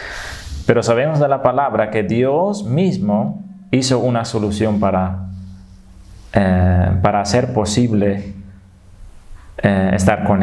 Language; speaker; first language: Spanish; non-native, fluent; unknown